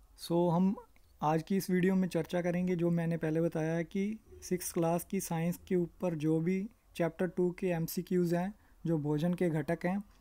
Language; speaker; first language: Hindi; non-native, local second language; Punjabi